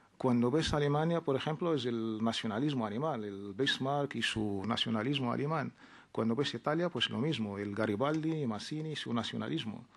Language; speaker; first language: Spanish; non-native, fluent; Arabic